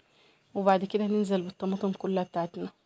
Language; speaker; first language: Arabic; native; Arabic